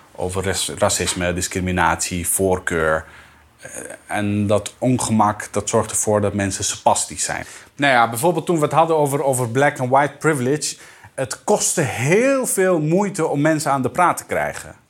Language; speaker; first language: Dutch; early bilingual, other home language; Arabic